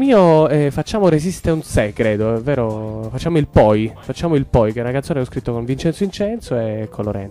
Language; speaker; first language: Italian; native; Italian